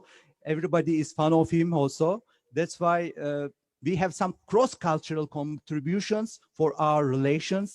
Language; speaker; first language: English; non-native, fluent; Turkish